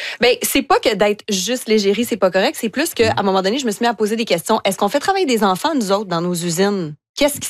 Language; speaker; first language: French; native; French